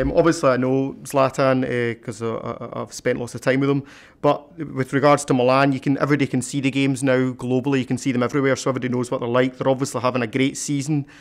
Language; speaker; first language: English; native; English